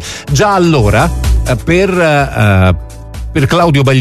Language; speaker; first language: Italian; native; Italian